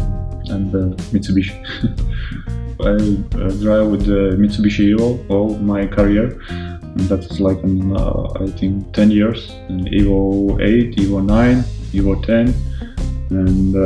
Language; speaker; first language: English; non-native, learner; Latvian